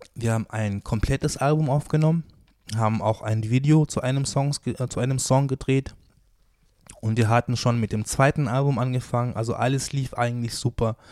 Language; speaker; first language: German; native; German